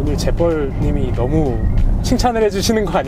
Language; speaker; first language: Korean; native; Korean